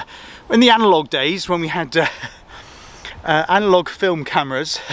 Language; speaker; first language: English; native; English